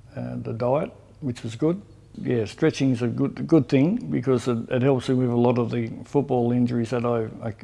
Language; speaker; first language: English; native; English